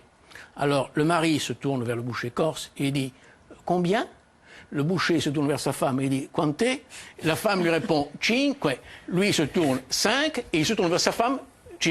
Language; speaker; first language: French; native; French